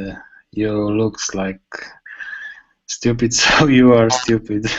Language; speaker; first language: English; non-native, learner; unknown